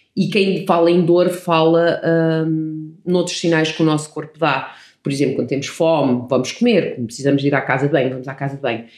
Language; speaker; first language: Portuguese; early bilingual, other home language; English